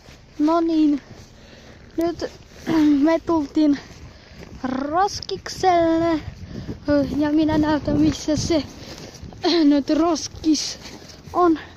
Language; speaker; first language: Finnish; early bilingual, other home language; Russian